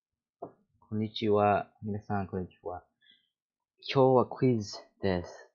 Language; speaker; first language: Japanese; non-native, learner; English